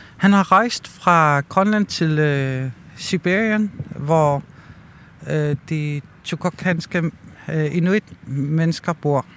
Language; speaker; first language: Danish; non-native, local second language; Kalaallisut